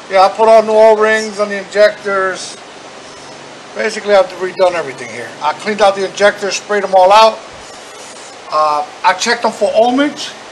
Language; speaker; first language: English; non-native, fluent; Spanish